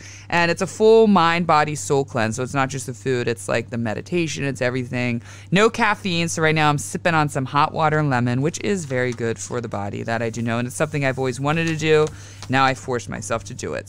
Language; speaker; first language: English; native; English